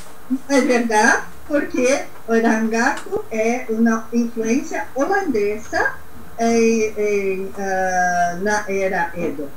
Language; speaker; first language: Spanish; non-native, learner; Portuguese